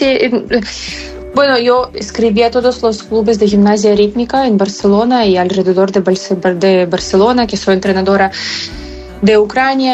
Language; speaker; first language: Spanish; non-native, fluent; Ukrainian